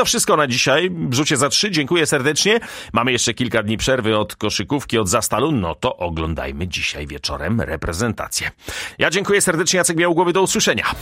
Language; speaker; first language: Polish; native; Polish